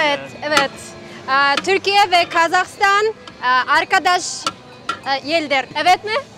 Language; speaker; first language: Turkish; non-native, learner; Kazakh